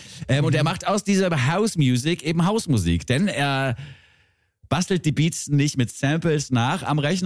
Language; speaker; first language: German; native; German